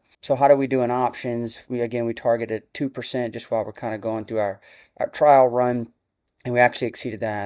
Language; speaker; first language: English; native; English